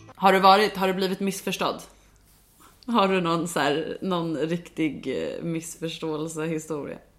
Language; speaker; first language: Swedish; native; Swedish